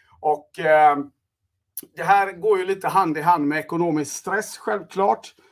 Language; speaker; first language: Swedish; early bilingual, other home language; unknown